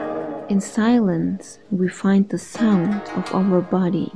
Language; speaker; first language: English; non-native, fluent; German